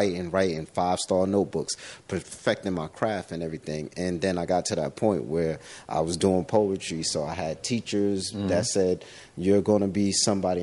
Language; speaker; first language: English; native; English